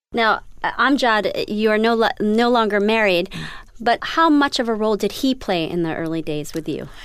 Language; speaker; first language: English; native; English